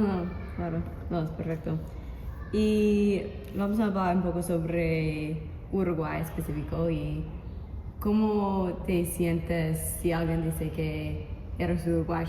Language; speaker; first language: Spanish; non-native, learner; English